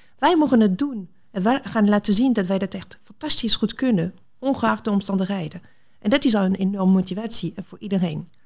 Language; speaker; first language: Dutch; non-native, fluent; French